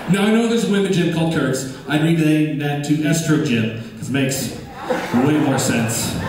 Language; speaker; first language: English; native; English